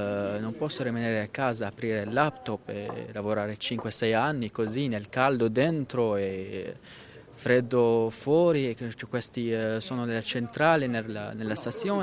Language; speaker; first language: Italian; non-native, learner; Arabic